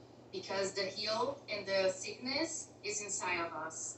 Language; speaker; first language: English; non-native, fluent; Portuguese